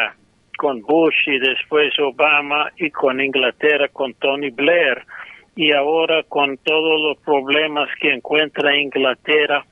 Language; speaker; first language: Spanish; non-native, fluent; English